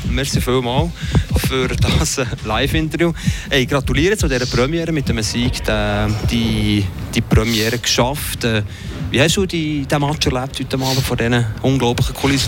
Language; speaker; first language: German; native; German